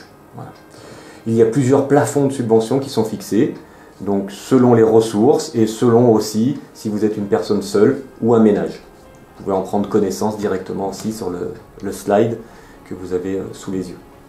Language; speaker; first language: French; native; French